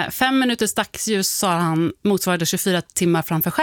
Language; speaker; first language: Swedish; native; Swedish